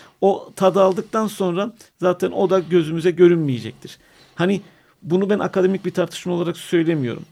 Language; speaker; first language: Turkish; non-native, local second language; Armenian